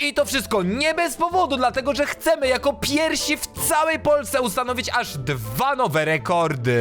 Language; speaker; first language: Polish; native; Polish